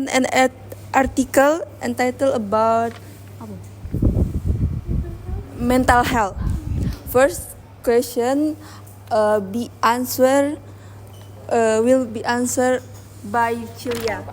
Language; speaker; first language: English; non-native, learner; Indonesian